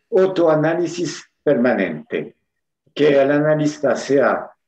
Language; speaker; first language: Spanish; non-native, fluent; French